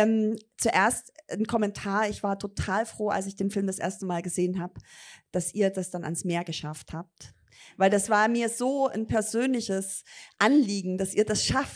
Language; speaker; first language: German; native; German